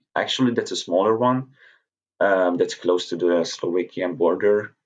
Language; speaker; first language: English; non-native, fluent; Hungarian